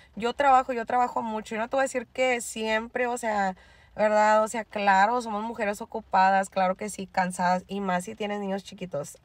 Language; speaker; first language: Spanish; native; Spanish